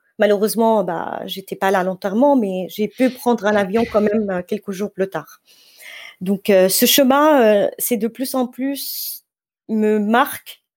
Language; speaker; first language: French; non-native, fluent; Arabic